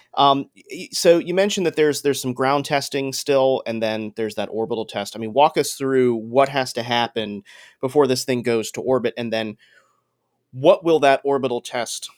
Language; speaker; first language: English; native; English